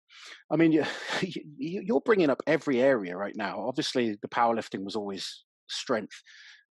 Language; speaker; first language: English; native; English